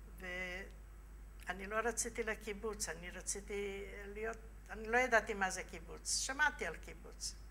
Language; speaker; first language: Hebrew; non-native, fluent; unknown